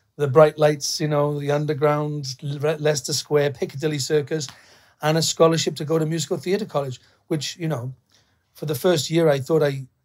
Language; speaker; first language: English; native; English